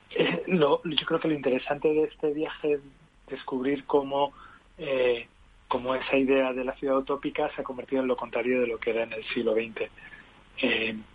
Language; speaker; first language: Spanish; native; Spanish